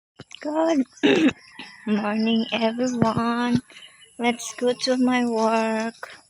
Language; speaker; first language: English; non-native, local second language; Filipino